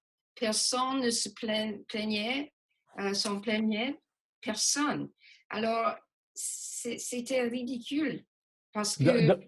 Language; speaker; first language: French; non-native, local second language; English